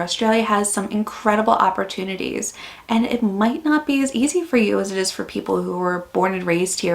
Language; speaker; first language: English; native; English